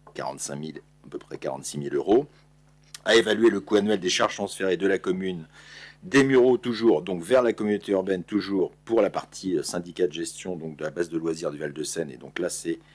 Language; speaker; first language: French; native; French